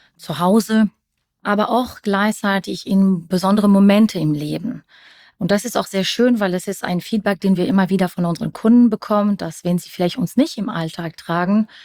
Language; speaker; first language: German; early bilingual, other home language; French